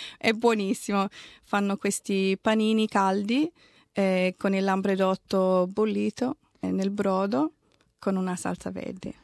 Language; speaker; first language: Italian; non-native, fluent; English